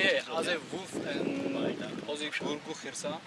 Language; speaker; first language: English; non-native, learner; Tajik